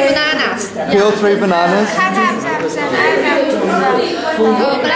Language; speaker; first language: English; non-native, learner; Chinese